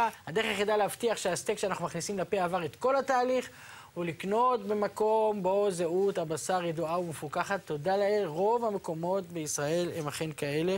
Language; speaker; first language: Hebrew; native; Hebrew